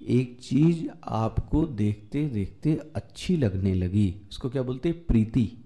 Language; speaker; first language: Hindi; native; Hindi